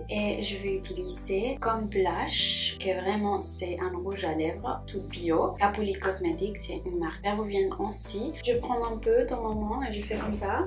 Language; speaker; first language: French; non-native, fluent; Spanish